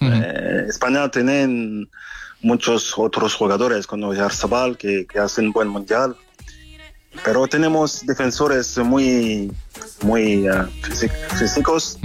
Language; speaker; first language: Spanish; non-native, fluent; French